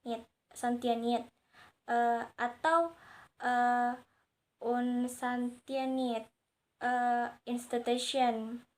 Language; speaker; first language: Indonesian; native; Indonesian